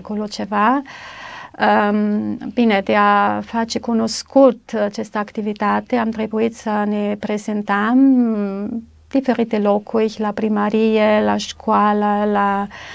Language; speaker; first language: Romanian; non-native, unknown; German